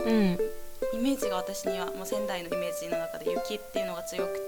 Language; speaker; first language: Japanese; non-native, fluent; Korean